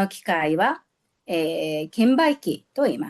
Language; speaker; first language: Japanese; non-native, fluent; Mongolian